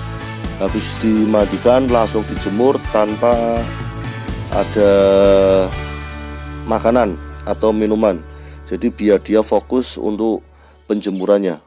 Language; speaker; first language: Indonesian; native; Indonesian